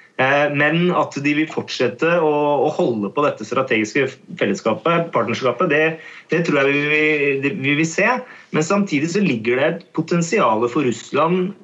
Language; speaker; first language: Norwegian; native; Norwegian